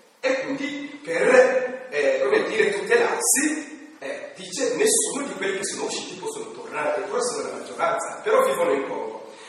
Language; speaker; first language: Italian; non-native, fluent; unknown